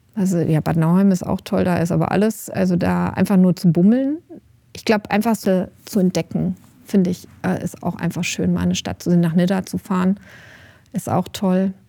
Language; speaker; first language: German; native; German